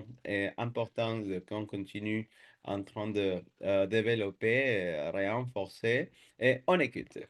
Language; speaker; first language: French; non-native, fluent; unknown